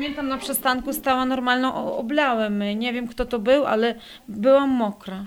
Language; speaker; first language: Polish; non-native, learner; Ukrainian